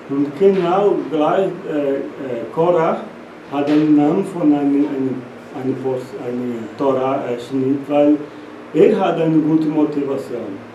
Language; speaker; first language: German; non-native, learner; Portuguese